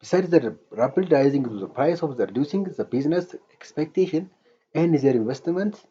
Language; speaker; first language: English; non-native, local second language; Amharic